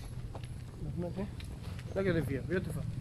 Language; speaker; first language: English; non-native, fluent; Portuguese